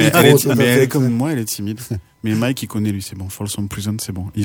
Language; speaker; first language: French; native; French